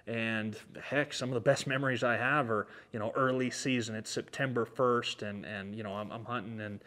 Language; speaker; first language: English; native; English